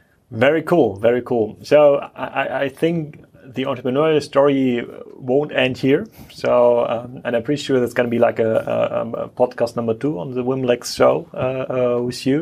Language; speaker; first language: English; non-native, fluent; German